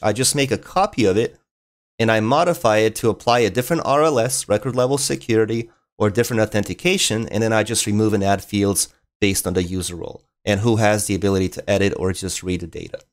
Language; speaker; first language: English; native; English